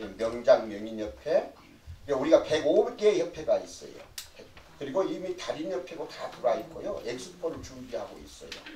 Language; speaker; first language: Korean; native; Korean